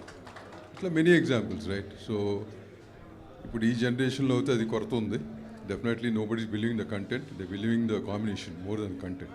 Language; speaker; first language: Telugu; native; Telugu